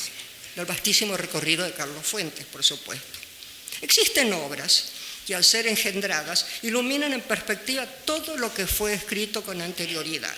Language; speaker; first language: Spanish; native; Spanish